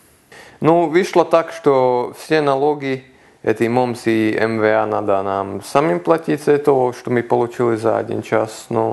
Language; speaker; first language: Russian; non-native, local second language; Lithuanian